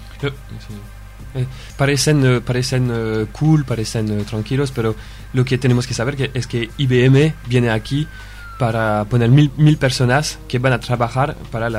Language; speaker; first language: Spanish; non-native, fluent; French